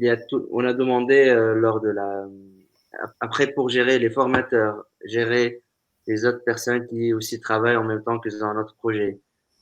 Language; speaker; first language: French; non-native, local second language; Arabic